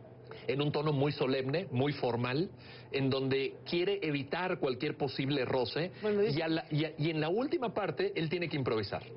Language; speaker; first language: Spanish; native; Spanish